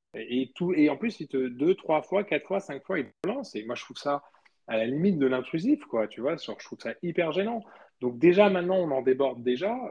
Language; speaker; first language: French; early bilingual, other home language; Spanish